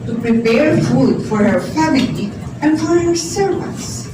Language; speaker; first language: English; non-native, local second language; Filipino